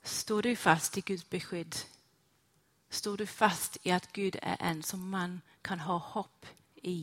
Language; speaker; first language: Swedish; non-native, fluent; English